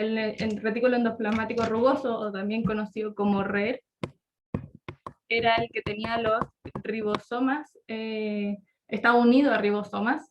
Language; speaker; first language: Spanish; native; Spanish